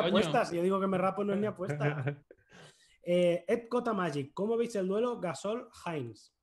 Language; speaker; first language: Spanish; native; Spanish